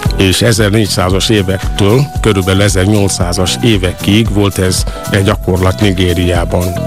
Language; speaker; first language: Hungarian; non-native, fluent; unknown